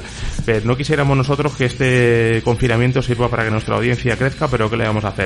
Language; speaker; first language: Spanish; native; Spanish